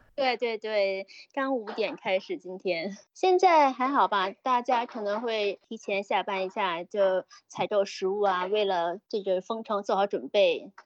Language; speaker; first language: Chinese; native; Chinese